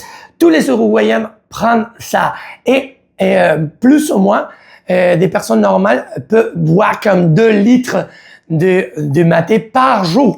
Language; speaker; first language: French; non-native, learner; Spanish